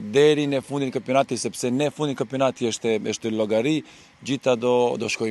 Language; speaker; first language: Albanian; non-native, learner; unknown